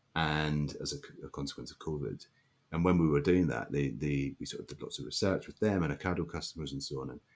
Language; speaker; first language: English; native; English